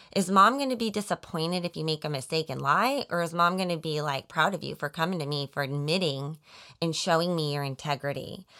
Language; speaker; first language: English; native; English